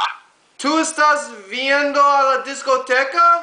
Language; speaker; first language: Spanish; non-native, learner; English